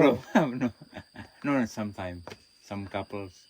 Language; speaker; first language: English; non-native, learner; Indonesian